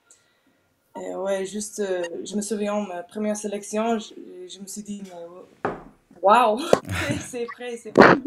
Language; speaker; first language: French; non-native, fluent; English